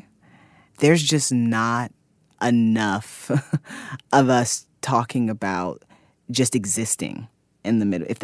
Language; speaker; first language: English; native; English